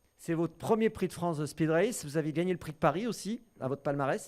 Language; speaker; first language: French; native; French